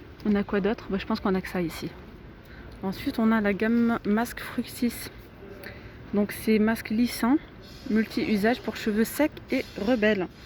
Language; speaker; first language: French; native; French